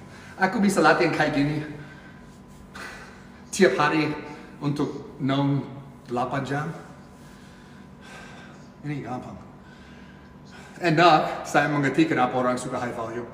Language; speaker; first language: Indonesian; non-native, fluent; English